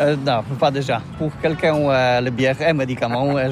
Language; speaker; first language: French; non-native, learner; Polish